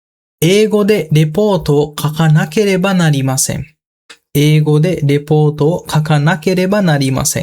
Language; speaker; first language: Japanese; non-native, fluent; Sinhala